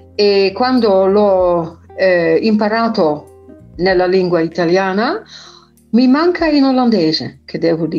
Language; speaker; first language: Italian; non-native, fluent; Dutch